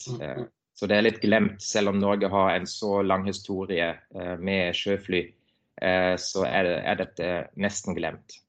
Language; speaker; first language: Norwegian; non-native, fluent; German